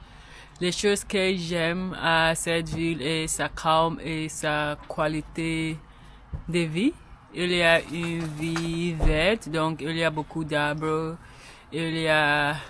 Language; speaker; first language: French; non-native, learner; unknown